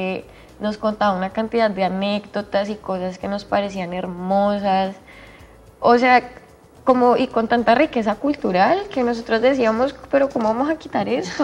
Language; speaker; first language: Spanish; native; Spanish